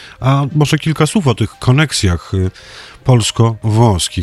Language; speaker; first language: Polish; native; Polish